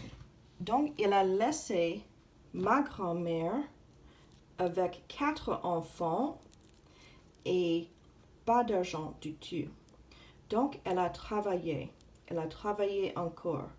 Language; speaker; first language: French; non-native, fluent; English